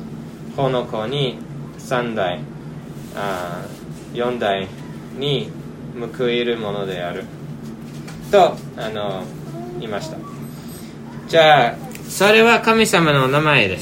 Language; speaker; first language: Japanese; non-native, fluent; English